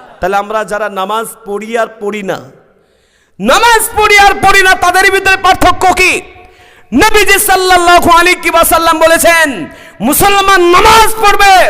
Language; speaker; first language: Bangla; native; Bangla